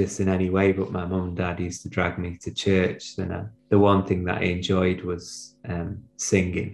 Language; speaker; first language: English; native; English